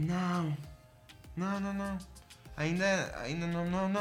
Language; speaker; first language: Portuguese; non-native, fluent; Spanish